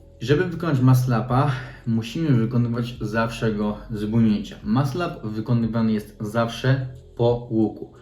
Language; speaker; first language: Polish; native; Polish